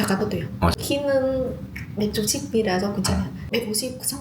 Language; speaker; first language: Korean; non-native, learner; Vietnamese